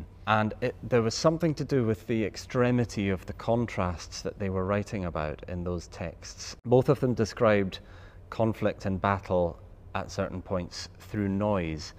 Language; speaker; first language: English; native; English